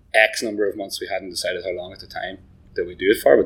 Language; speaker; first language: English; native; English